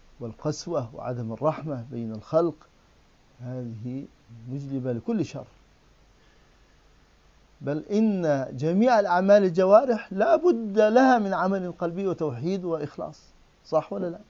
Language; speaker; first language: Arabic; native; Arabic